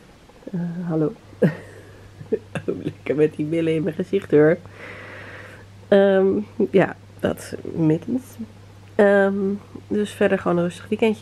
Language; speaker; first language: Dutch; native; Dutch